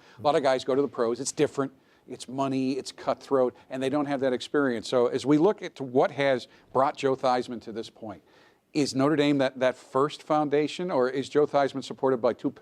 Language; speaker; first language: English; native; English